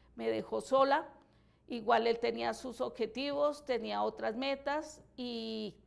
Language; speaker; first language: Spanish; native; Spanish